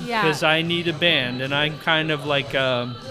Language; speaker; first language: English; native; English